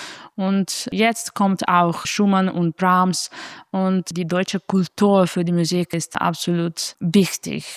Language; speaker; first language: German; non-native, fluent; Italian